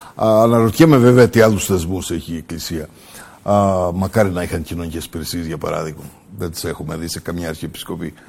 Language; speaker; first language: Greek; early bilingual, heritage; Greek